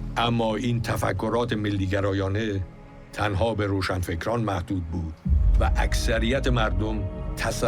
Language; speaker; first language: Persian; native; Persian